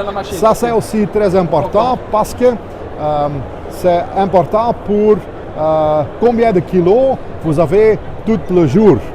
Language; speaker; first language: French; non-native, local second language; Dutch